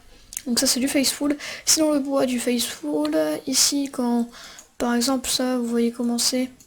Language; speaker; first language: French; native; French